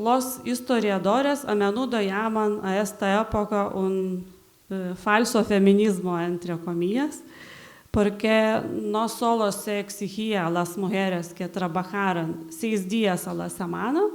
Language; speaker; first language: Spanish; non-native, learner; Lithuanian